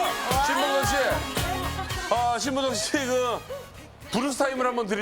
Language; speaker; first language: Korean; native; Korean